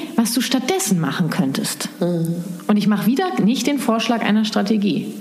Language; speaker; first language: German; native; German